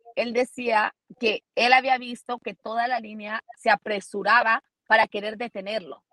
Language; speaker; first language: Spanish; early bilingual, heritage; Spanish